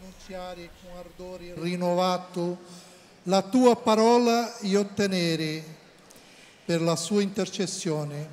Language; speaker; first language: Italian; non-native, learner; Portuguese